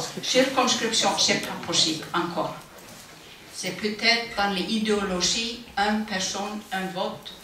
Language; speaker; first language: French; non-native, fluent; Icelandic